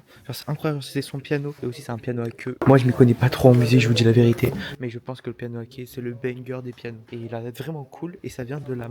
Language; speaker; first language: French; native; French